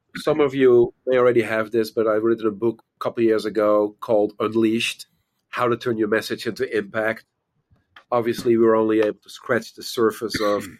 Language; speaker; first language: English; non-native, fluent; Dutch